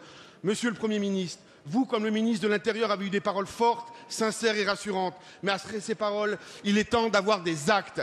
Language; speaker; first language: French; native; French